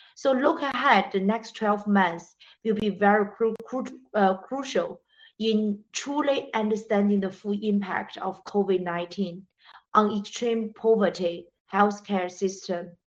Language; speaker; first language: English; non-native, fluent; Chinese